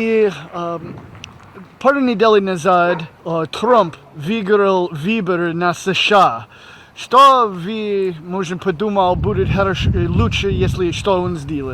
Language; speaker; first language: Russian; non-native, learner; English